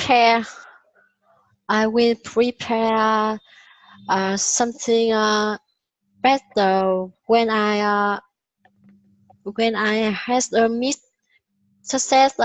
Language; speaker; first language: English; non-native, learner; Vietnamese